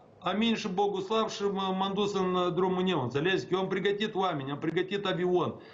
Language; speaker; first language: Romanian; native; Romanian